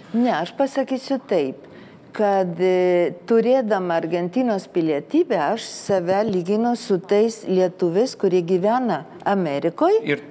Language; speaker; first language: Lithuanian; early bilingual, heritage; Lithuanian